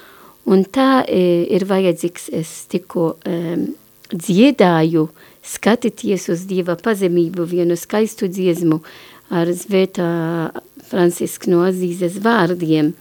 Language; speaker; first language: Latvian; non-native, learner; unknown